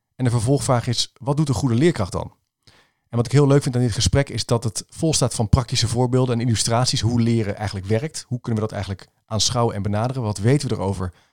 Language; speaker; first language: Dutch; native; Dutch